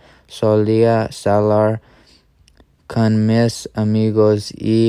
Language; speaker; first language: Spanish; non-native, learner; English